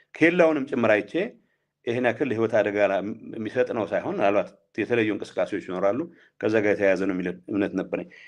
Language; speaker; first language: Amharic; non-native, local second language; Tigrinya